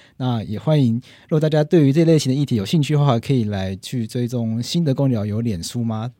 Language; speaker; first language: Chinese; native; Chinese